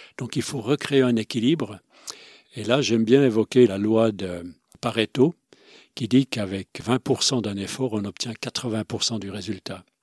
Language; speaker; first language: French; non-native, local second language; Swiss German